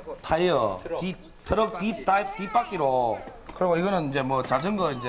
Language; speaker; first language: Korean; native; Korean